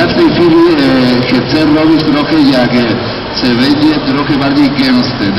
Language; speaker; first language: Polish; non-native, learner; Spanish